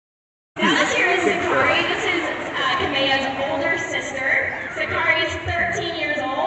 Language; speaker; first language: English; native; English